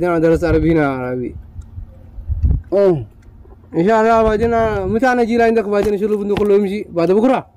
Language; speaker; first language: Arabic; non-native, learner; Oromo